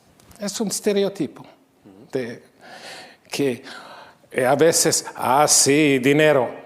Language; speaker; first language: Spanish; non-native, fluent; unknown